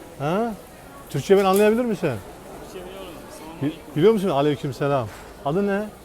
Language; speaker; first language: Turkish; native; Turkish